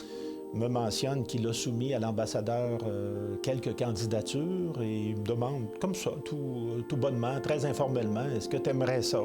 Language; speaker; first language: French; native; French